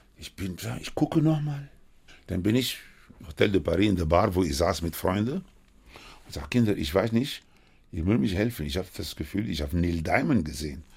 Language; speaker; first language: German; non-native, fluent; Spanish